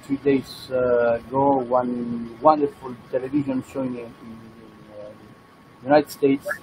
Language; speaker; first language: English; non-native, learner; Italian